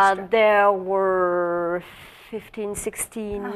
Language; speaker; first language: English; non-native, fluent; French